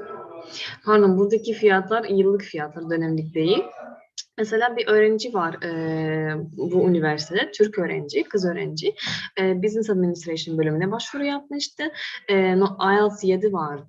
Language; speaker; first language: Turkish; non-native, fluent; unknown